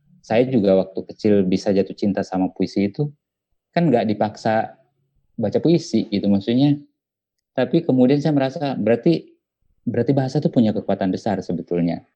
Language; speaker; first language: Indonesian; non-native, local second language; Buginese